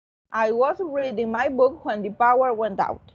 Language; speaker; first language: English; non-native, fluent; Spanish